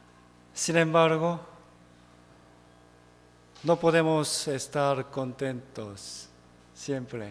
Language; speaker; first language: Spanish; non-native, fluent; Korean